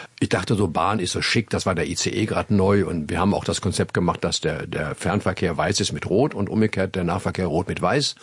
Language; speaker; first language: German; native; German